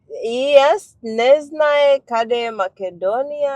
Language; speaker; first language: Macedonian; non-native, learner; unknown